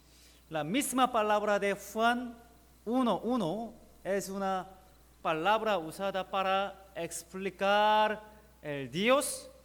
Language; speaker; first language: Spanish; non-native, learner; Korean